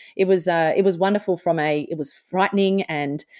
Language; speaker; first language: English; native; English